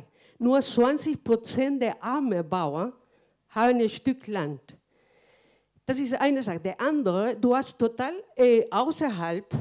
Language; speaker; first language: German; non-native, fluent; Spanish